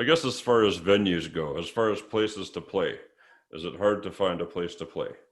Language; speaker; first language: English; native; English